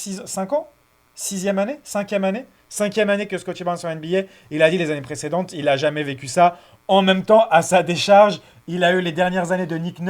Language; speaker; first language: French; native; French